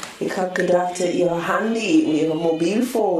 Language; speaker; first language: German; non-native, learner; English